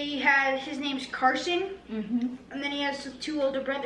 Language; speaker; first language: English; native; English